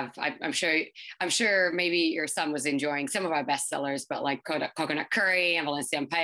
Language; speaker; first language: English; non-native, fluent; Finnish